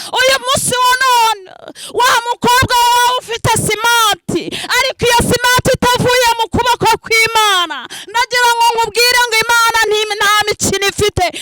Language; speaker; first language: Kinyarwanda; non-native, local second language; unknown